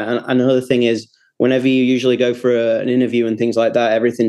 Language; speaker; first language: English; native; English